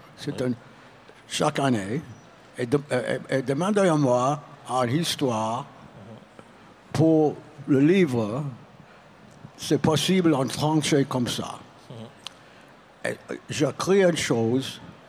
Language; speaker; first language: French; non-native, learner; English